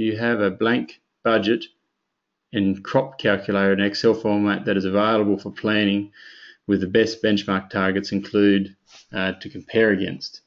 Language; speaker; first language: English; native; English